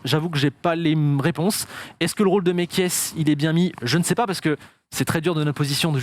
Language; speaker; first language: French; native; French